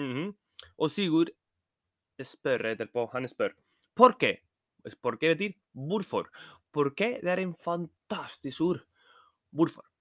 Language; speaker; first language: Norwegian; non-native, fluent; Spanish